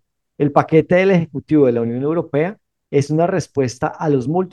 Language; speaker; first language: Spanish; native; Spanish